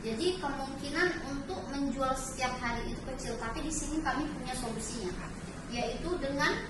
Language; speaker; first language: Indonesian; native; Indonesian